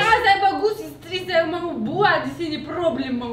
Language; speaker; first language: Indonesian; non-native, learner; Russian